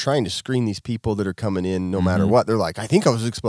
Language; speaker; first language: English; native; English